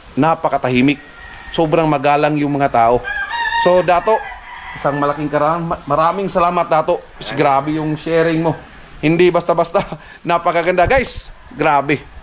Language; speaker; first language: Filipino; non-native, local second language; Cebuano